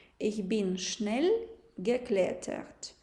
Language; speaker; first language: German; non-native, fluent; Ukrainian